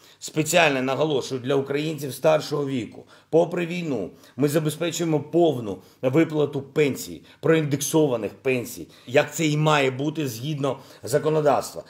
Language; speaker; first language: Ukrainian; non-native, local second language; Russian